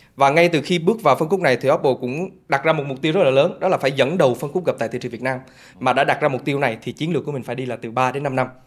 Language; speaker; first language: Vietnamese; native; Vietnamese